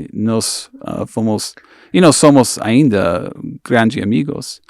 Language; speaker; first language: Portuguese; non-native, fluent; English